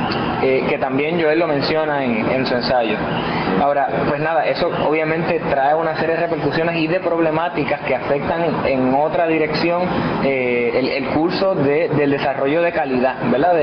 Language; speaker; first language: Spanish; native; Spanish